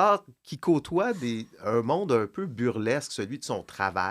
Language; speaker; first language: French; native; French